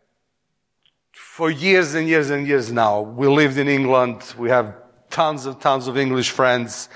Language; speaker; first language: English; non-native, fluent; Serbian